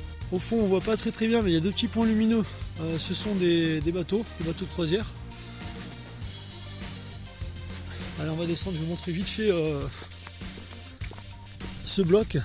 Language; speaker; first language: French; native; French